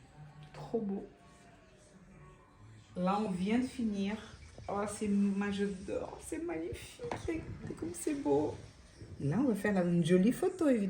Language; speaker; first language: French; non-native, fluent; Portuguese